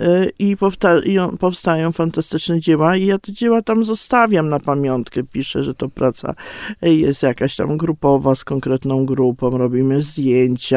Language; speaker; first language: Polish; native; Polish